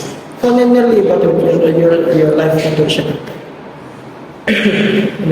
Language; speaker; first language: English; non-native, learner; Indonesian